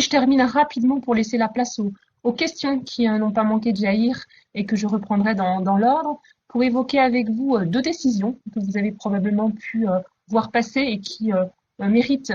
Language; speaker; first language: French; native; French